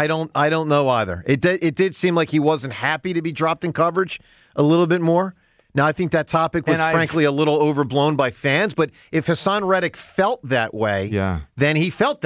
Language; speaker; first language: English; native; English